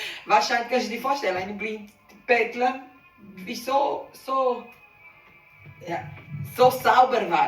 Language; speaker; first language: German; non-native, learner; Portuguese